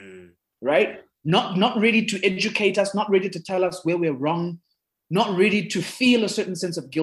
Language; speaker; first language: English; non-native, local second language; Zulu